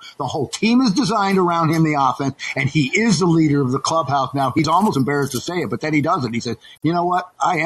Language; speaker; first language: English; native; English